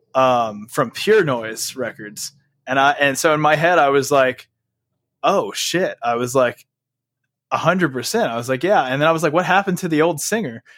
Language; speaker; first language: English; native; English